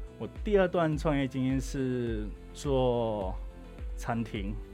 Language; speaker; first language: Chinese; non-native, fluent; Thai